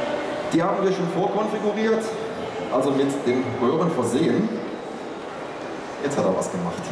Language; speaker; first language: German; native; German